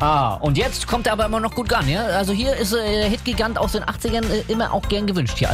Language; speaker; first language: German; native; German